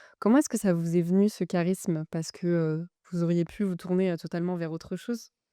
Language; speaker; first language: French; native; French